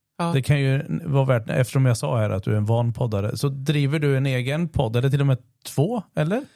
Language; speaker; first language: Swedish; native; Swedish